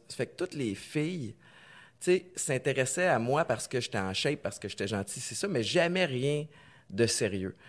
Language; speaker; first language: French; native; French